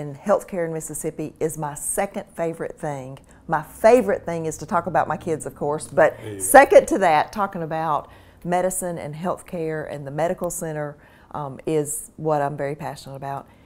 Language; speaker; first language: English; native; English